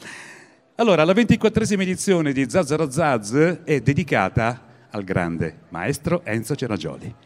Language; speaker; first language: Italian; native; Italian